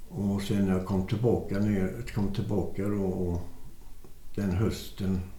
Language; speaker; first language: Swedish; native; Swedish